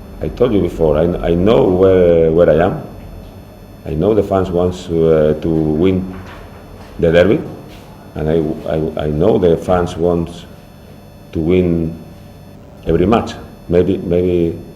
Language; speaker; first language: English; non-native, fluent; Spanish